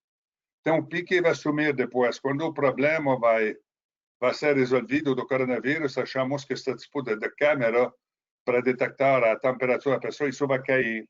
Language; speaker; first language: Portuguese; non-native, fluent; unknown